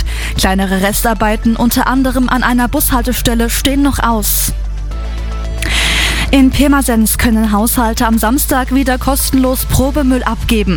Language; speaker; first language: German; native; German